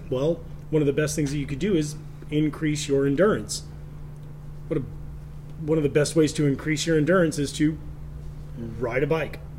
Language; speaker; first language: English; native; English